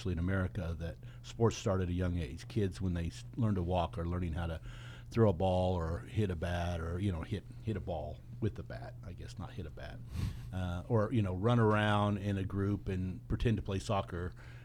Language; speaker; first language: English; native; English